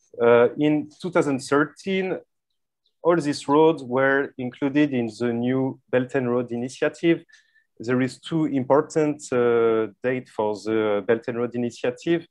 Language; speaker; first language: English; non-native, fluent; French